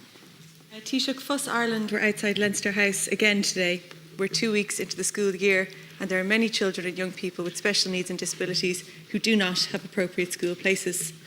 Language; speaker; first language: English; native; English